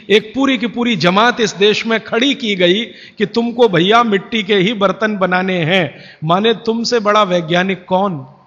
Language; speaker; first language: Hindi; native; Hindi